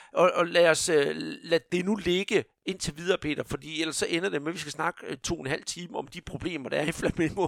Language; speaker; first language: Danish; native; Danish